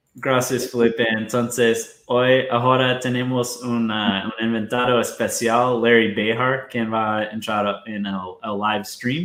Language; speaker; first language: Spanish; non-native, fluent; Portuguese